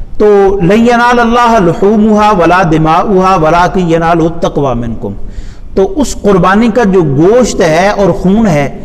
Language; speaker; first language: Urdu; non-native, local second language; Punjabi